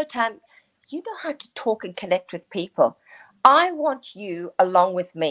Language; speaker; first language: English; native; English